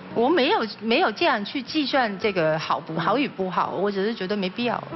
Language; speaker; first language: Chinese; non-native, local second language; Cantonese